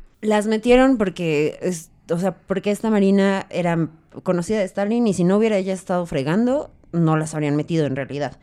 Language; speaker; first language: Spanish; native; Spanish